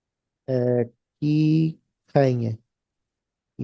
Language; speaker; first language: French; non-native, fluent; Portuguese